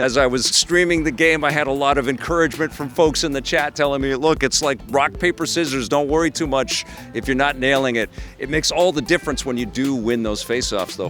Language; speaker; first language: English; native; English